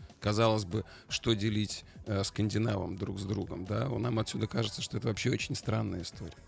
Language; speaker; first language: Russian; native; Russian